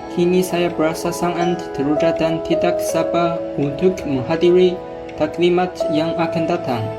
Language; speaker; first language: Malay; non-native, learner; Chinese